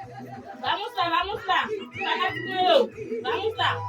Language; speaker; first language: Portuguese; non-native, learner; Haitian Creole